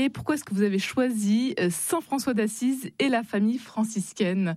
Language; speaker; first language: French; native; French